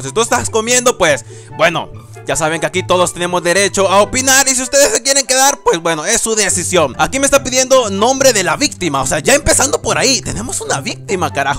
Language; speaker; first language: Spanish; native; Spanish